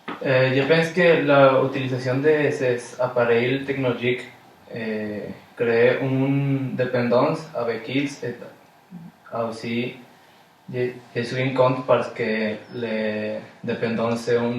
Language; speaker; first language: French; non-native, learner; Spanish